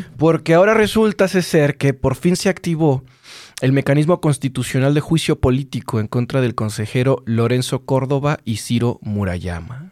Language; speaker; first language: Spanish; native; Spanish